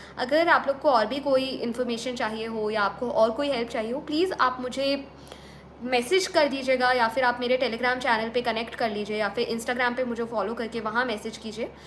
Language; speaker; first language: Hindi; native; Hindi